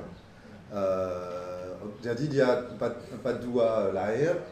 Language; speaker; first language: Indonesian; non-native, fluent; French